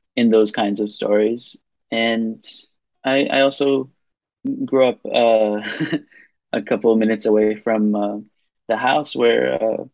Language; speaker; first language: English; non-native, fluent; Hebrew